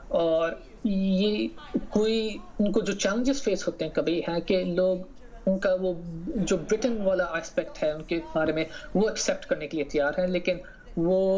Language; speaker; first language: Hindi; early bilingual, heritage; English